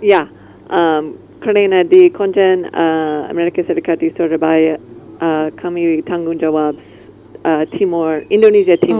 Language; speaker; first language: Indonesian; non-native, learner; English